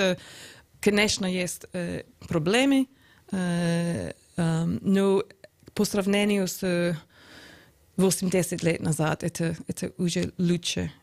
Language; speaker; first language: Russian; non-native, learner; English